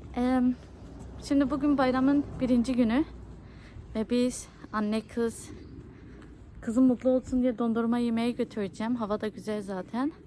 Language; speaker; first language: Turkish; early bilingual, heritage; Turkish